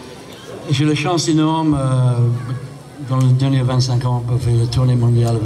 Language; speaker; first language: French; non-native, learner; English